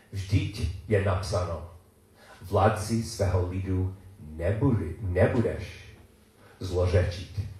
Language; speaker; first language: Czech; non-native, learner; English